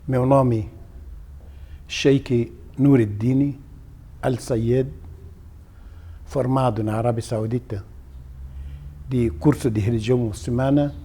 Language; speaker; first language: Portuguese; non-native, learner; Arabic